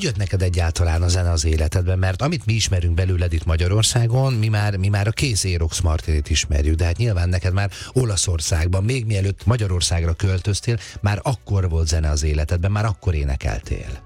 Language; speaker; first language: Hungarian; native; Hungarian